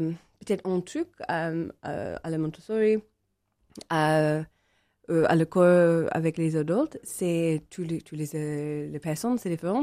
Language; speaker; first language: French; non-native, learner; English